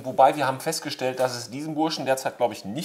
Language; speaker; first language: German; native; German